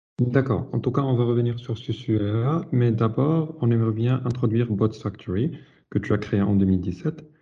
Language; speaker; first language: French; non-native, local second language; Arabic